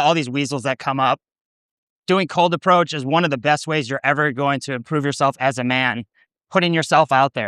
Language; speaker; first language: English; native; English